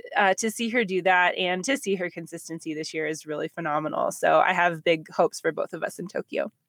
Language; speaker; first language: English; native; English